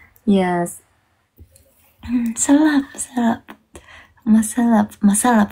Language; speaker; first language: Filipino; non-native, learner; Japanese